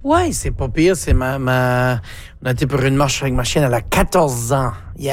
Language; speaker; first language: French; native; French